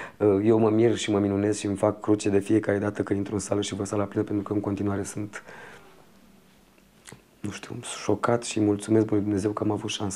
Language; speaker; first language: Romanian; native; Romanian